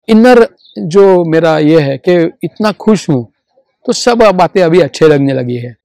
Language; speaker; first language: Hindi; non-native, local second language; Marathi